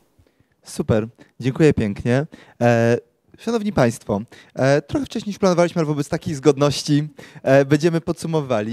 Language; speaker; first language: Polish; native; Polish